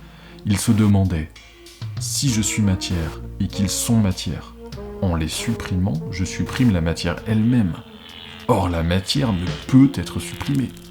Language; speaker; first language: French; native; French